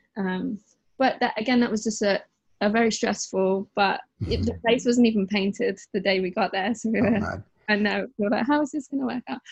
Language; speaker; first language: English; native; English